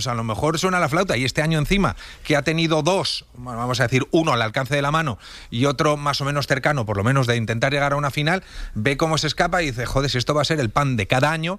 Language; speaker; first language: Spanish; native; Spanish